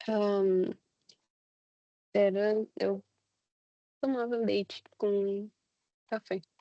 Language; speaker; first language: Portuguese; non-native, learner; Spanish